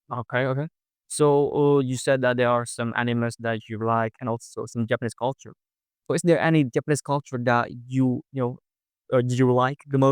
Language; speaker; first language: English; non-native, fluent; Indonesian